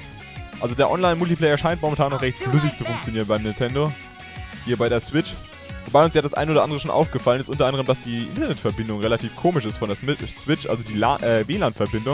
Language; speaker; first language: German; native; German